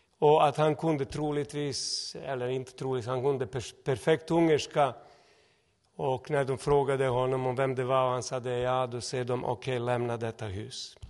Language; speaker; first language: Swedish; non-native, fluent; Serbian